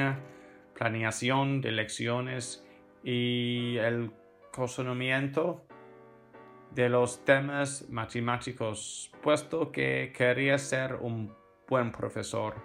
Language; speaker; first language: Spanish; non-native, fluent; English